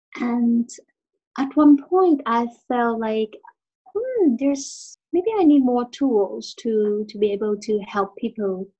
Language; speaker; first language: English; non-native, fluent; Chinese